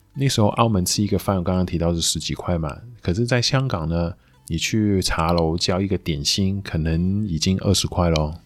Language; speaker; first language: Chinese; non-native, local second language; Cantonese